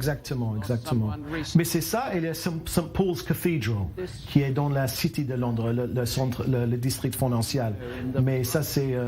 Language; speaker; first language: French; non-native, learner; English